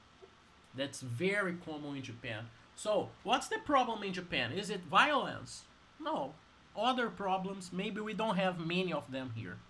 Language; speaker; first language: English; non-native, fluent; Portuguese